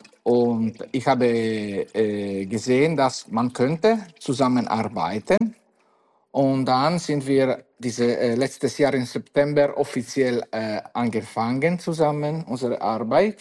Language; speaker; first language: German; non-native, learner; Italian